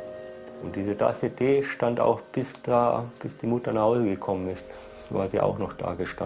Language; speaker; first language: German; early bilingual, other home language; Croatian